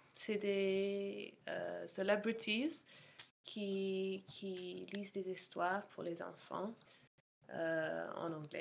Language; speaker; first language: French; non-native, fluent; English